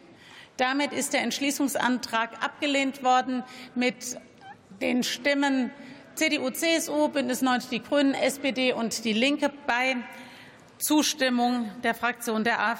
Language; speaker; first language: German; native; German